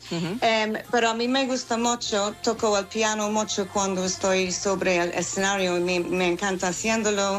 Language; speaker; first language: Spanish; non-native, learner; English